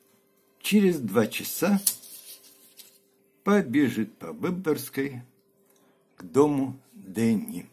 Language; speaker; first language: Russian; native; Russian